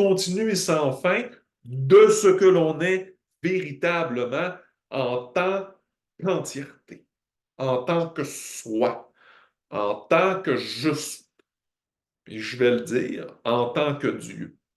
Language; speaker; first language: French; native; French